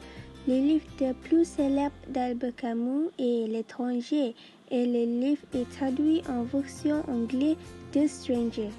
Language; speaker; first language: French; non-native, learner; Malay